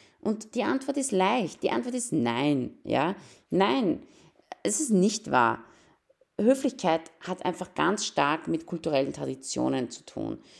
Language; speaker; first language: German; early bilingual, other home language; Persian